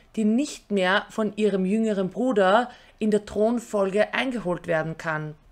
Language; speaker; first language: German; early bilingual, other home language; Albanian